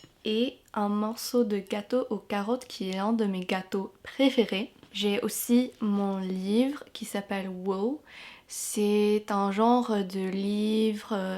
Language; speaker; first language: French; non-native, fluent; English